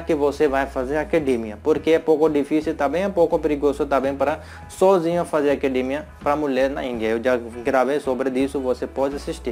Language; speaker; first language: Portuguese; non-native, learner; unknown